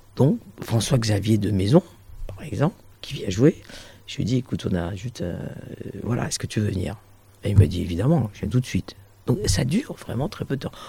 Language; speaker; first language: French; native; French